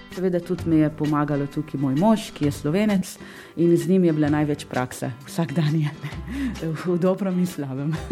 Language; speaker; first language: Slovenian; non-native, fluent; Arabic